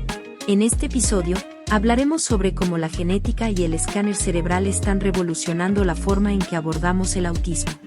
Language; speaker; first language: Spanish; native; Spanish